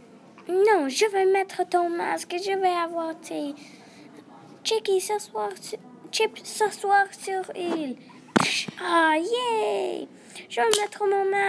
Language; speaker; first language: French; non-native, learner; English